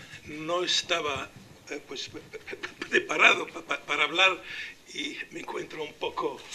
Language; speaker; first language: Spanish; non-native, local second language; Arabic